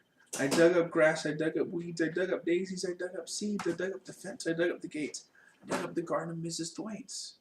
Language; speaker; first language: English; native; English